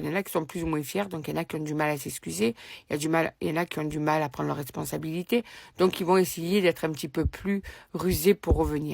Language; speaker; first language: French; native; French